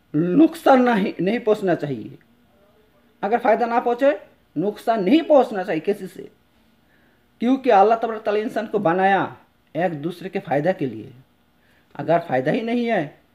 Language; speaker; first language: Hindi; non-native, local second language; Bangla